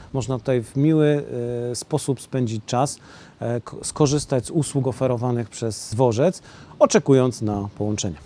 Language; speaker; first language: Polish; native; Polish